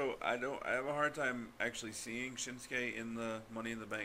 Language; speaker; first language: English; native; English